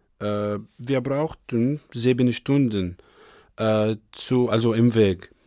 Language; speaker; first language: German; non-native, learner; Arabic